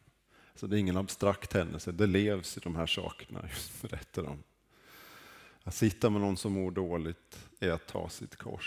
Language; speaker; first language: Swedish; native; Swedish